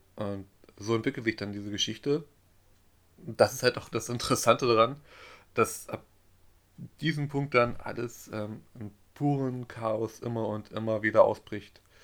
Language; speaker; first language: German; native; German